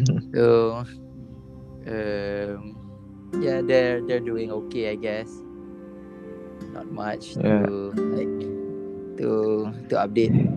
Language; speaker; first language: English; non-native, local second language; Malay